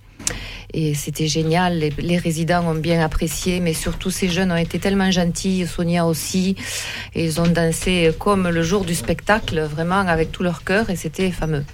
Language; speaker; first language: French; native; French